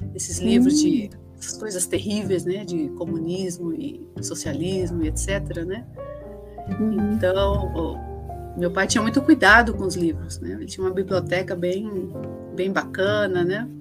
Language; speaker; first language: Portuguese; early bilingual, other home language; Spanish